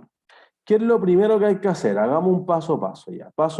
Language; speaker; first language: Spanish; native; Spanish